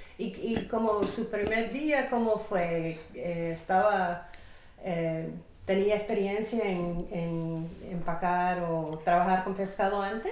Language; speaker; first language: Spanish; non-native, fluent; English